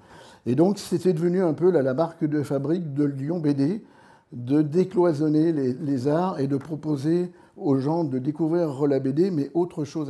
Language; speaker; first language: French; native; French